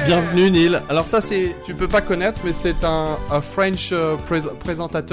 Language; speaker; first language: French; native; French